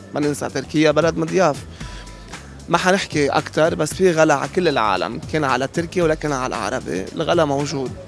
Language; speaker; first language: Arabic; native; Arabic